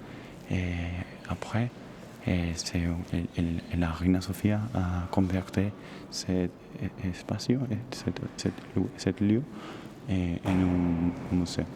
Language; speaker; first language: French; non-native, learner; Spanish